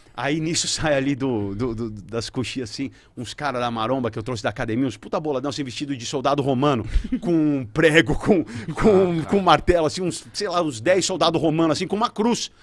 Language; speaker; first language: Portuguese; native; Portuguese